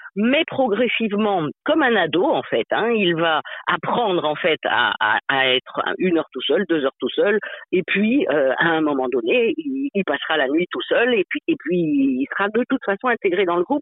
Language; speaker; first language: French; native; French